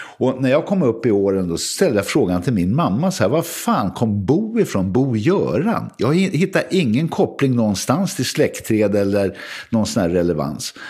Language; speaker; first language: Swedish; native; Swedish